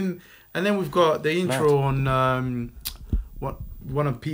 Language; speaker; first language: English; non-native, fluent; French